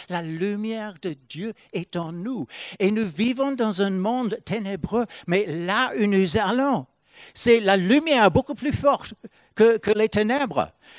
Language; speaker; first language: French; non-native, fluent; English